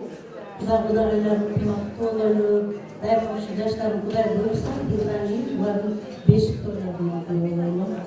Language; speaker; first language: Kyrgyz; native; Kyrgyz